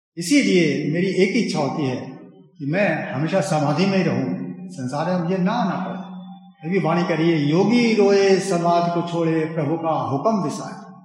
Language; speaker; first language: Hindi; native; Hindi